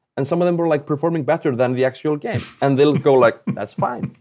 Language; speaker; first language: English; non-native, fluent; Icelandic